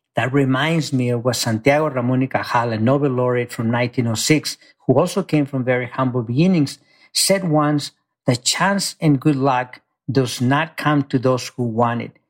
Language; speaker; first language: English; early bilingual, other home language; Spanish